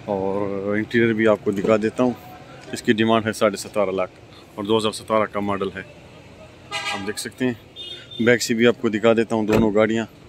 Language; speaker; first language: Urdu; non-native, local second language; Pashto